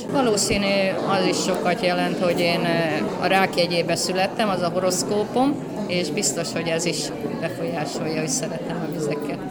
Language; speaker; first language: Hungarian; native; Hungarian